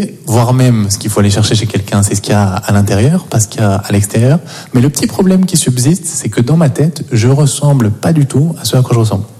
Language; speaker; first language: French; native; French